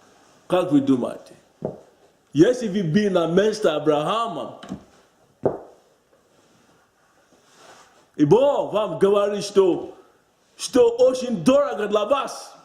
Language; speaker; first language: Russian; non-native, learner; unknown